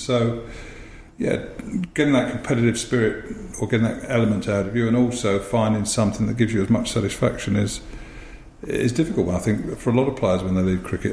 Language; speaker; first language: English; native; English